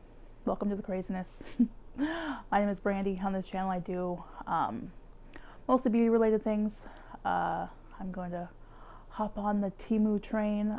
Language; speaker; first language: English; native; English